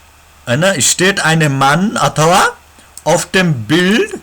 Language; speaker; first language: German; non-native, learner; Nepali